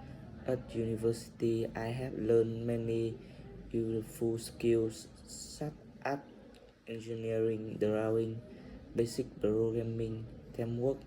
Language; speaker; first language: English; non-native, learner; Vietnamese